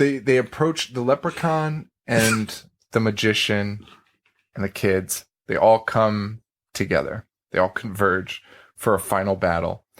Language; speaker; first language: English; native; English